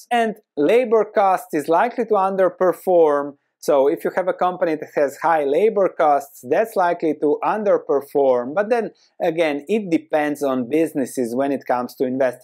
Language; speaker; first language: English; non-native, fluent; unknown